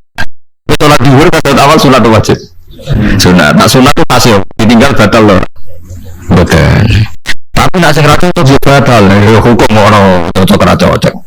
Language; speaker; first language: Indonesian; non-native, local second language; Javanese